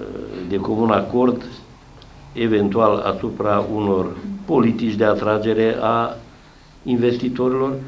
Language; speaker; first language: Romanian; native; Romanian